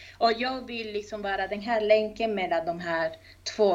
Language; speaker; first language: Swedish; non-native, fluent; Spanish